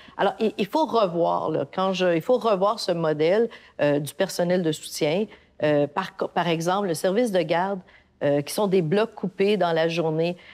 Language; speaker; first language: French; native; French